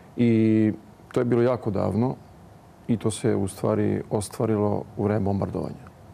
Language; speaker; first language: Serbian; early bilingual, heritage; Serbian